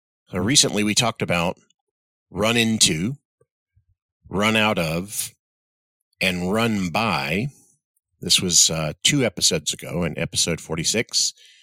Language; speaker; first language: English; native; English